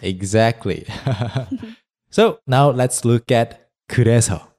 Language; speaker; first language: English; non-native, fluent; Korean